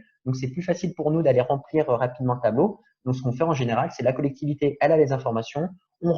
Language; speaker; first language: French; native; French